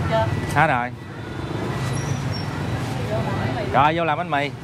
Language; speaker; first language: Vietnamese; native; Vietnamese